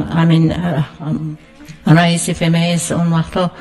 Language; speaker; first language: Persian; native; Persian